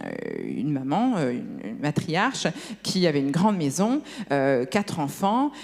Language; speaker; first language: French; native; French